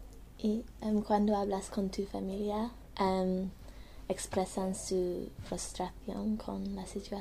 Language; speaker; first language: Spanish; non-native, learner; English